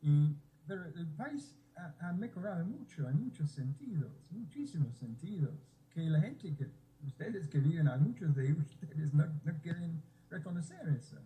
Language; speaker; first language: Spanish; non-native, fluent; English